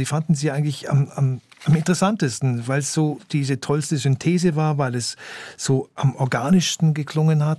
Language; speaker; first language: German; native; German